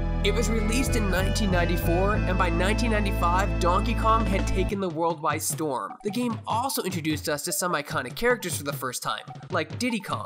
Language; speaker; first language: English; native; English